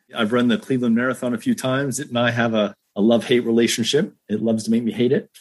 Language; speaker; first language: English; native; English